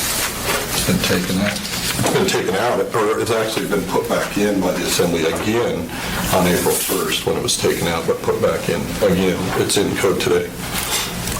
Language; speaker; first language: English; native; English